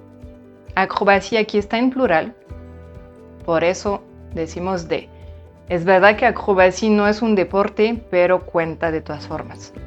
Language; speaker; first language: Spanish; non-native, fluent; French